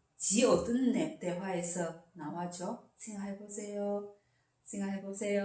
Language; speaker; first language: Korean; non-native, learner; Chinese